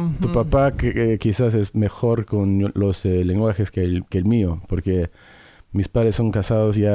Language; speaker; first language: Spanish; early bilingual, heritage; English